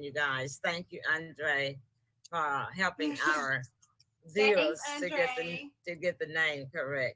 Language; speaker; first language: English; native; English